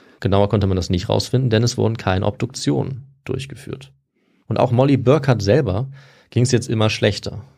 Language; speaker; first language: German; native; German